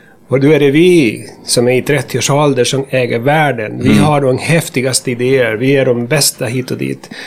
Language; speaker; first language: Swedish; non-native, fluent; Spanish